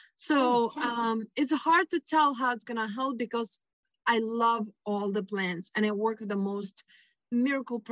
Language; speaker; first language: English; non-native, fluent; Lithuanian